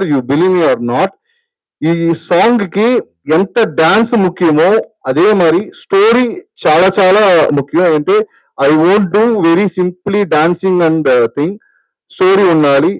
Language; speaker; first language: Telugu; non-native, learner; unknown